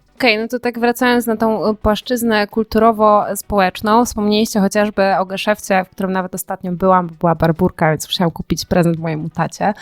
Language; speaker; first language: Polish; native; Polish